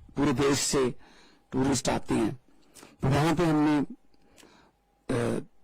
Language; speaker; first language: Hindi; non-native, local second language; Punjabi